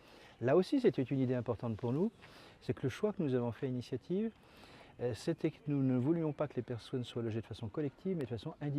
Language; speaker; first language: French; native; French